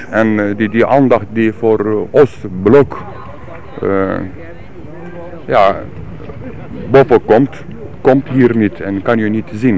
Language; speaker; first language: Dutch; non-native, learner; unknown